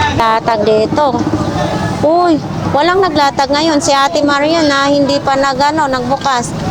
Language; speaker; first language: Filipino; non-native, local second language; Cebuano